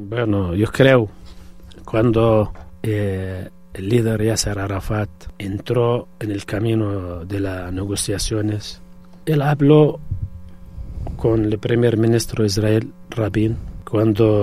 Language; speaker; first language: Spanish; non-native, fluent; Arabic